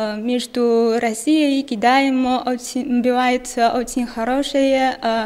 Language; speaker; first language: Russian; non-native, learner; Chinese